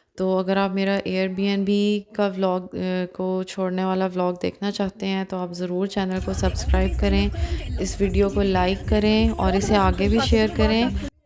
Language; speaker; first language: Urdu; non-native, local second language; Punjabi